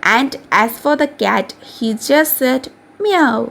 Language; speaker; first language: English; non-native, local second language; Malayalam